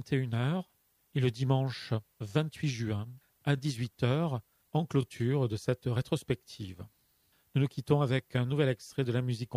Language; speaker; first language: French; native; French